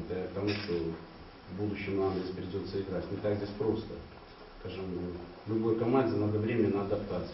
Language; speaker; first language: Russian; native; Russian